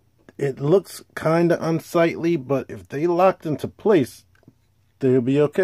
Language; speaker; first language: English; native; English